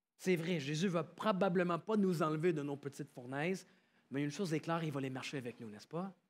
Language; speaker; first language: French; native; French